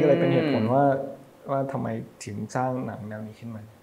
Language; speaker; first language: Thai; native; Thai